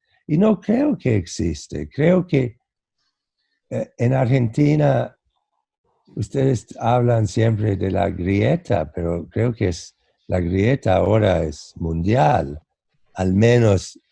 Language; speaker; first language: Spanish; non-native, fluent; English